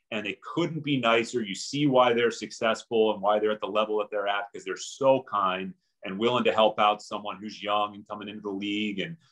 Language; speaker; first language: English; native; English